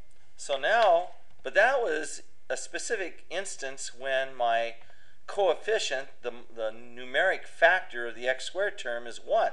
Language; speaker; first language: English; native; English